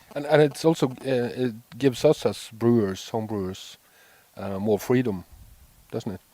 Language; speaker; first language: English; non-native, fluent; Norwegian